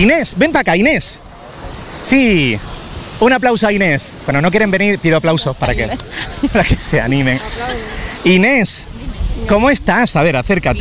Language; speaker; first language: Spanish; native; Spanish